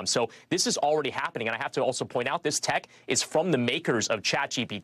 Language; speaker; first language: English; native; English